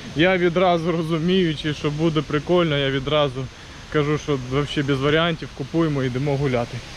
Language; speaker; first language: Ukrainian; non-native, local second language; Russian